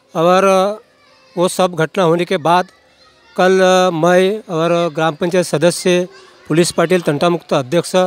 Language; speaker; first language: Hindi; non-native, local second language; Marathi